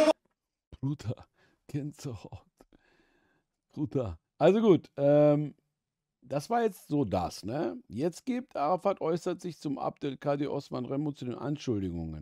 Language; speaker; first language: German; native; German